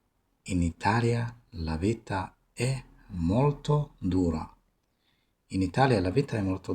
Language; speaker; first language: Italian; non-native, fluent; Somali